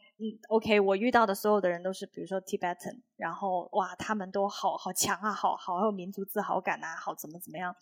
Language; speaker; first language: Chinese; native; Chinese